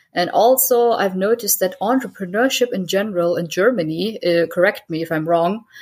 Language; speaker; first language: English; early bilingual, heritage; German